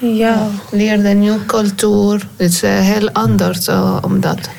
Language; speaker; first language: Dutch; non-native, learner; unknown